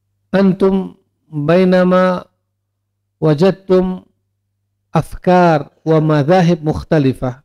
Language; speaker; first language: Arabic; non-native, fluent; Indonesian